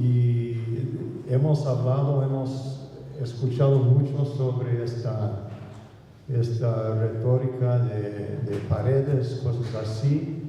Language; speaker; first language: Spanish; non-native, fluent; English